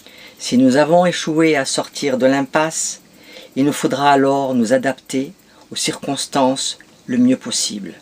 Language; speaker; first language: French; native; French